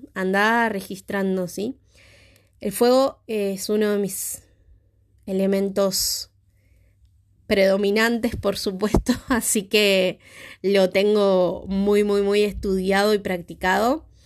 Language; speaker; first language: Spanish; native; Spanish